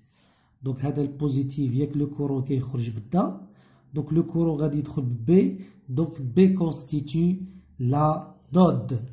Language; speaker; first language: French; non-native, local second language; Arabic